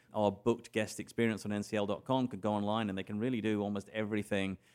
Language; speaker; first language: English; native; English